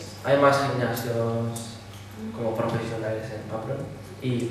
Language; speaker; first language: Spanish; non-native, fluent; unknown